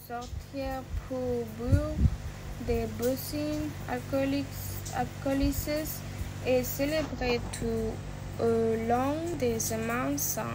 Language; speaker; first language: French; non-native, learner; Spanish